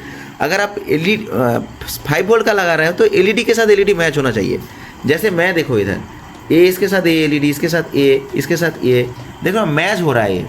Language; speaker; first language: Hindi; non-native, local second language; Odia